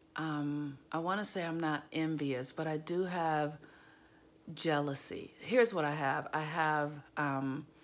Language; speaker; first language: English; native; English